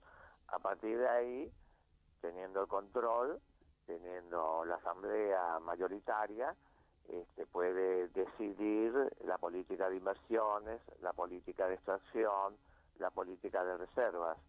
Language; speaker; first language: Spanish; native; Spanish